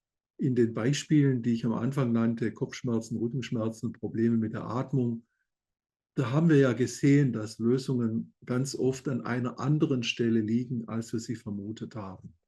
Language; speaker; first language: German; native; German